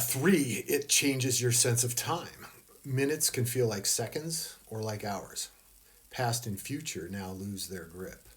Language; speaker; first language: English; native; English